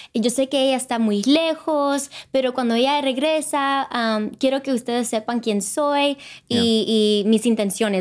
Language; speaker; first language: Spanish; early bilingual, other home language; English